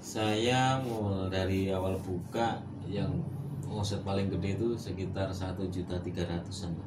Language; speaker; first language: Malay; non-native, local second language; Javanese